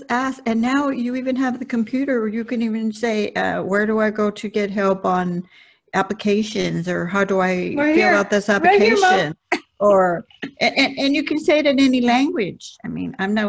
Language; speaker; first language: English; early bilingual, other home language; Spanish